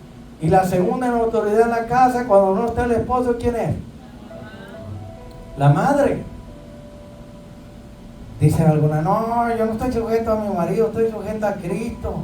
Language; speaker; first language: Spanish; native; Spanish